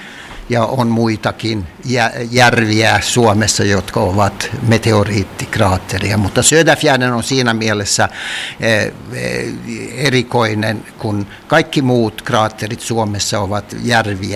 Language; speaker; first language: Finnish; non-native, local second language; Swedish